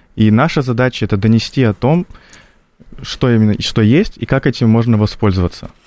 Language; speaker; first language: Russian; native; Russian